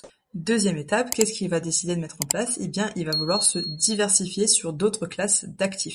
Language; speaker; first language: French; native; French